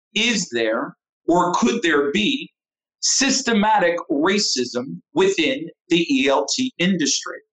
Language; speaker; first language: English; native; English